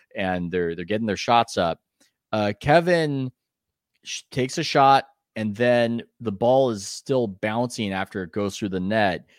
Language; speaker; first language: English; native; English